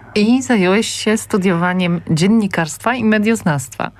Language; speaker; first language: Polish; native; Polish